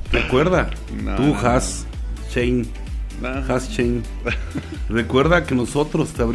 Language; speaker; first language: Spanish; native; Spanish